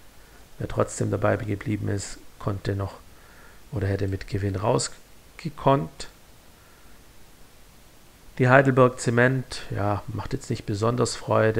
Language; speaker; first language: German; native; German